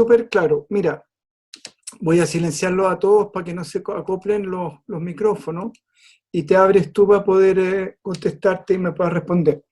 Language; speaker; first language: Spanish; native; Spanish